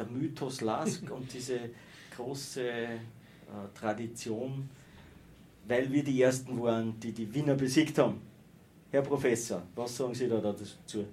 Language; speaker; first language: German; native; German